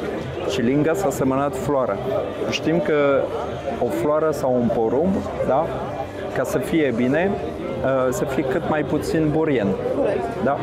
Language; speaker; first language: Romanian; non-native, fluent; French